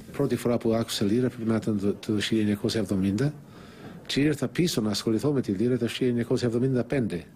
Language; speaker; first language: Greek; non-native, fluent; English